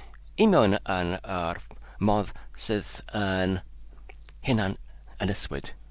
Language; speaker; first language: Welsh; non-native, learner; Polish